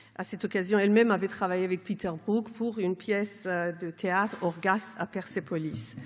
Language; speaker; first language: French; non-native, fluent; Persian